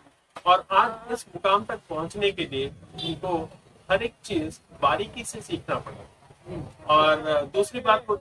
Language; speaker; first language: Hindi; native; Hindi